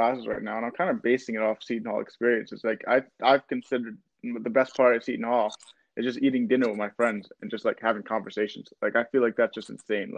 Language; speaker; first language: English; native; English